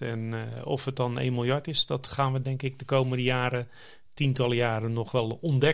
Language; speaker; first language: Dutch; native; Dutch